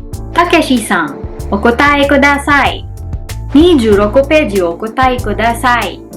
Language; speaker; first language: Japanese; non-native, learner; Filipino